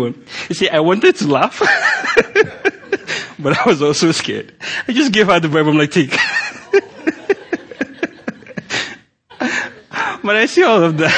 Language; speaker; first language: English; non-native, local second language; Yoruba